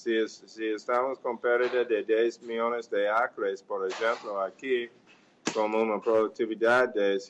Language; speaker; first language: Portuguese; non-native, fluent; English